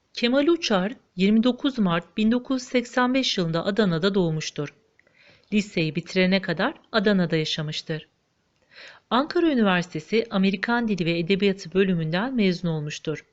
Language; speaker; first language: Turkish; native; Turkish